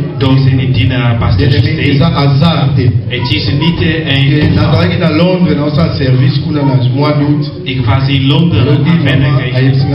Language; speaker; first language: Dutch; non-native, fluent; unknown